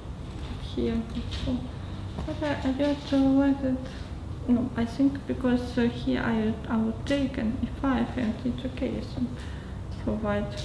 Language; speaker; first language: English; non-native, learner; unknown